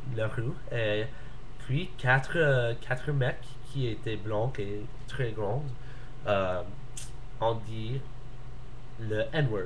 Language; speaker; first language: French; non-native, learner; English